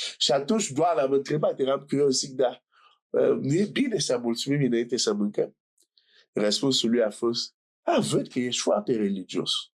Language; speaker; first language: Romanian; non-native, fluent; French